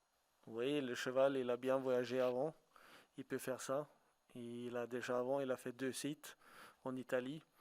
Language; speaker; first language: French; non-native, fluent; Swedish